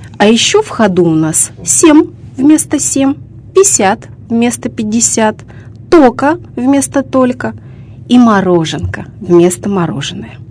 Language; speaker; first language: Russian; native; Russian